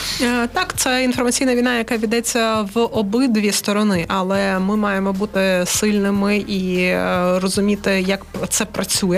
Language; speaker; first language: Ukrainian; native; Ukrainian